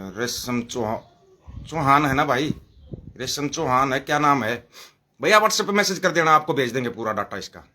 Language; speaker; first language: Hindi; native; Hindi